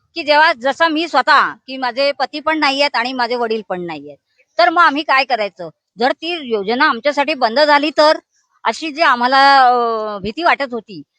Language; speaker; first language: Marathi; native; Marathi